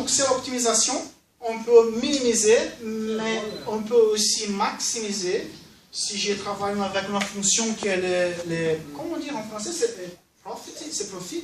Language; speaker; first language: French; non-native, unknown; Portuguese